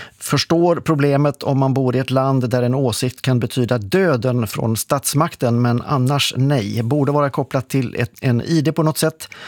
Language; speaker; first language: Swedish; native; Swedish